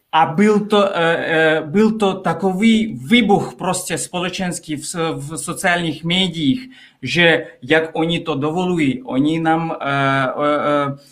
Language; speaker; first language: Czech; non-native, fluent; Kazakh